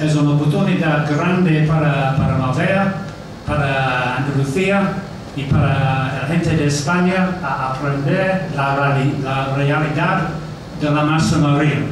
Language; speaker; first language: Spanish; non-native, fluent; English